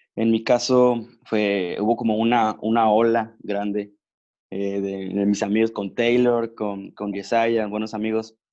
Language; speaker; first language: Spanish; native; Spanish